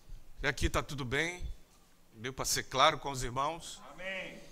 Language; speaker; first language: Portuguese; native; Portuguese